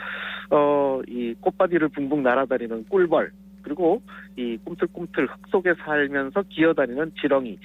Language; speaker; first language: Korean; native; Korean